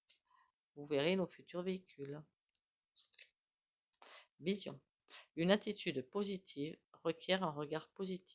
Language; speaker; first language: French; native; French